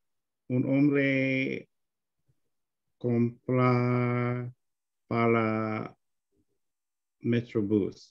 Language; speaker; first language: Spanish; non-native, learner; English